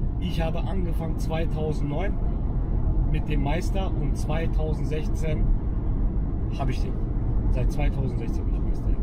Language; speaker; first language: German; early bilingual, other home language; Turkish